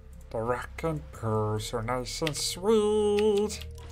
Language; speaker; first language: English; non-native, fluent; Dutch